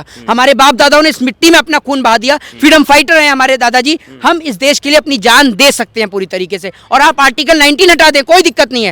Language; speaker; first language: Hindi; native; Hindi